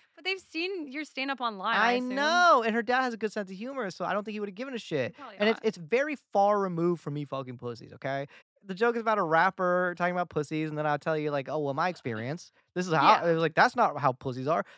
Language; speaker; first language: English; native; English